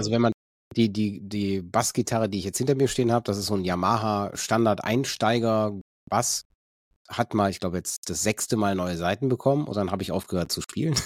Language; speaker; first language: German; native; German